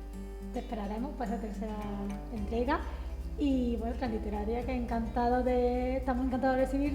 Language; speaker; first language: Spanish; native; Spanish